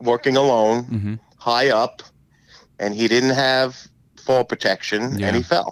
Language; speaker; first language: English; native; English